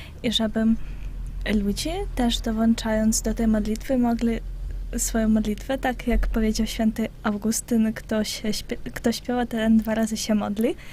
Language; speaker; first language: Polish; non-native, fluent; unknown